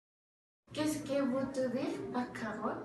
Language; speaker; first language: French; non-native, learner; Spanish